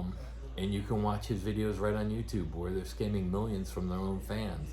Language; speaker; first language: English; native; English